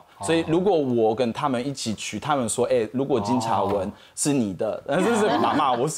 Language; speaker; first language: Chinese; non-native, fluent; French